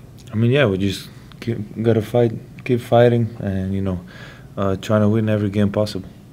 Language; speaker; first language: English; non-native, fluent; Slovenian